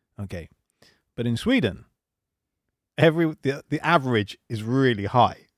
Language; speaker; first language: English; native; English